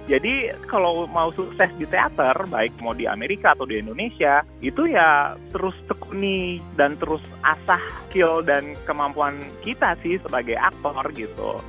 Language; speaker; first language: Indonesian; native; Indonesian